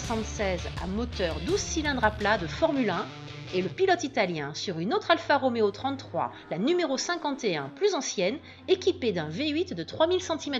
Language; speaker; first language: French; native; French